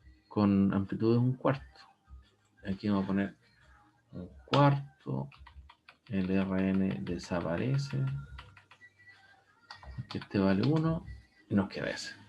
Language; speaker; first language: Spanish; native; Spanish